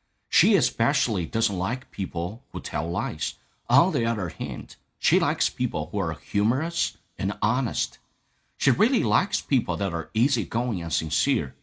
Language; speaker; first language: English; non-native, fluent; Chinese